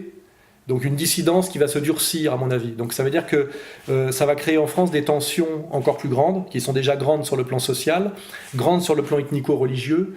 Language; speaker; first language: French; native; French